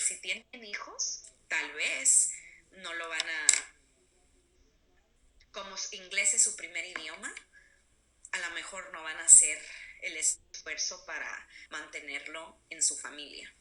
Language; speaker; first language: Spanish; early bilingual, other home language; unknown